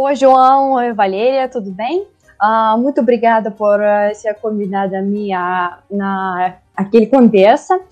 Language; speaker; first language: Portuguese; non-native, learner; Russian